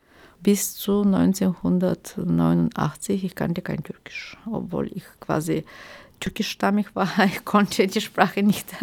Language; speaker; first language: German; non-native, fluent; Turkish